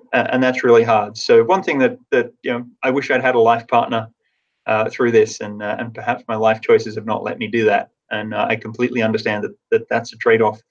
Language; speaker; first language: English; native; English